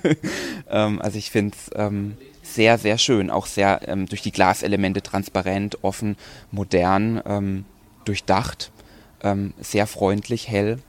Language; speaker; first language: German; native; German